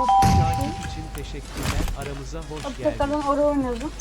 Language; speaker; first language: Turkish; native; Turkish